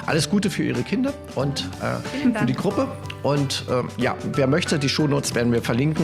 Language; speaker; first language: German; native; German